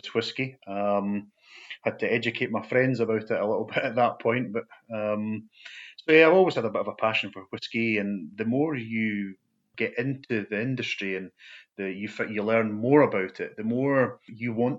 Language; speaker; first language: English; native; English